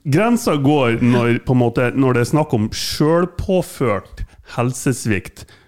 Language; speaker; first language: Norwegian; non-native, fluent; German